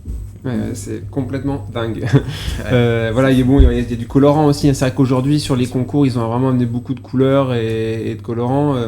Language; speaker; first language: French; native; French